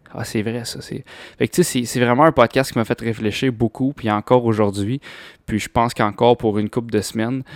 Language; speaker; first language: French; native; French